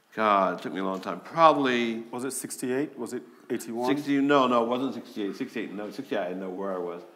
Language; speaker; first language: English; native; English